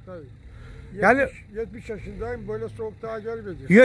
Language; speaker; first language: Turkish; non-native, local second language; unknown